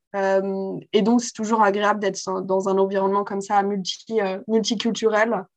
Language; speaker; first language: French; native; French